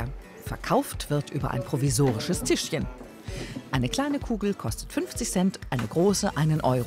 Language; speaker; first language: German; native; German